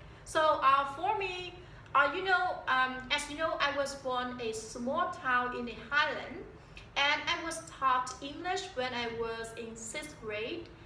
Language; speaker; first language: English; non-native, fluent; Vietnamese